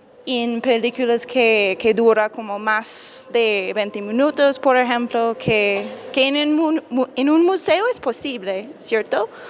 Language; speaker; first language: Spanish; non-native, fluent; English